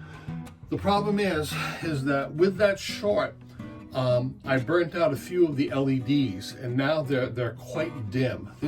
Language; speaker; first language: English; native; English